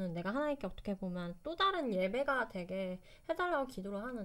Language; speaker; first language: Korean; native; Korean